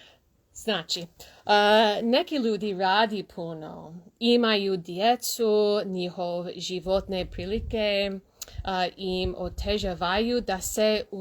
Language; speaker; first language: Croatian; non-native, learner; English